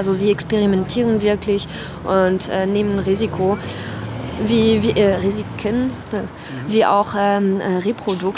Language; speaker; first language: German; non-native, fluent; French